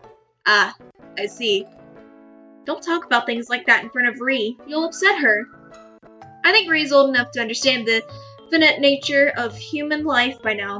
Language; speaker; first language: English; native; English